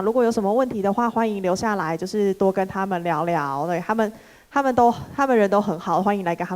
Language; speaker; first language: Chinese; native; Chinese